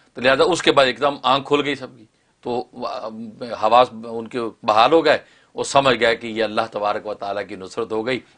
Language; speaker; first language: Urdu; native; Urdu